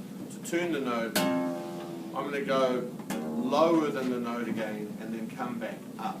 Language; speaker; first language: English; native; English